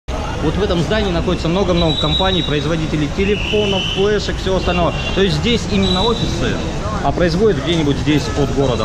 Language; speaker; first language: Russian; native; Russian